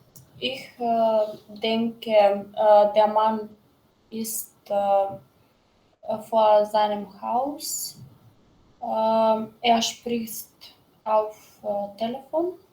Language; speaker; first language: German; non-native, learner; Macedonian